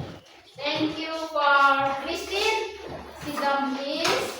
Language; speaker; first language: English; non-native, learner; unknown